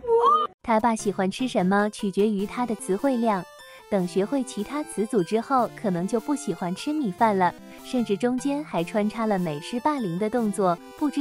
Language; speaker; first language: Chinese; native; Chinese